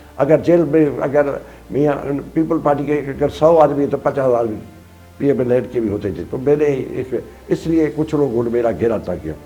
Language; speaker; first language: Urdu; non-native, local second language; Sindhi